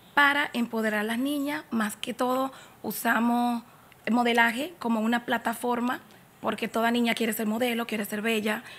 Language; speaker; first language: Spanish; native; Spanish